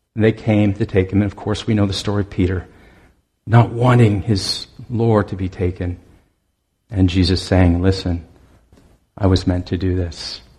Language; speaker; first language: English; native; English